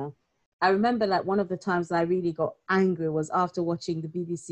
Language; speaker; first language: English; non-native, local second language; Yoruba